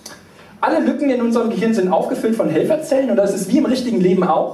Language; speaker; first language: German; native; German